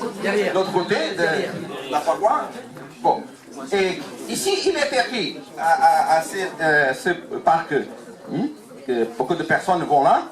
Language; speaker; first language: French; non-native, learner; Portuguese